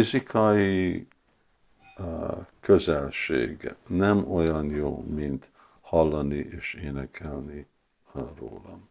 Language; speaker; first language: Hungarian; early bilingual, heritage; Hungarian